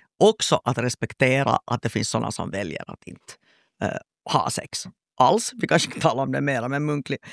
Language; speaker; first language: Swedish; native; Swedish